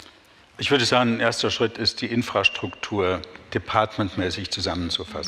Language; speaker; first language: German; native; German